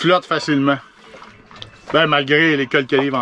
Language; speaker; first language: French; native; French